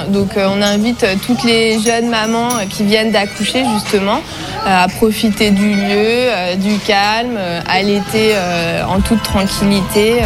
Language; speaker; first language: French; native; French